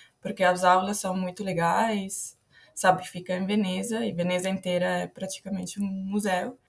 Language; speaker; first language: Portuguese; non-native, fluent; Italian